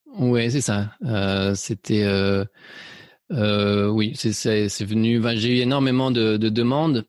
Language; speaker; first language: French; early bilingual, other home language; Spanish